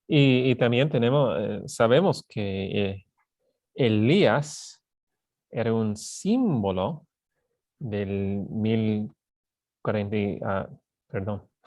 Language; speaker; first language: Spanish; non-native, fluent; English